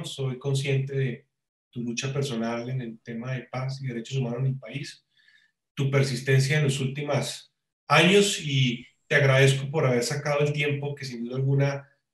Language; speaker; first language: Spanish; native; Spanish